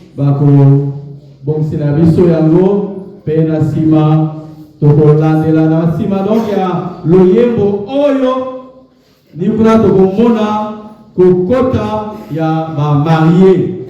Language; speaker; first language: Lingala; native; Lingala